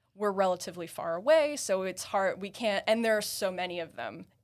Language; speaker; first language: English; native; English